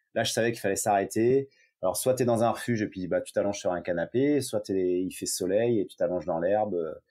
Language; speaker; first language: French; native; French